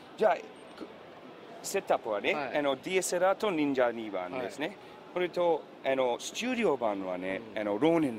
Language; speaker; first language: Japanese; non-native, learner; English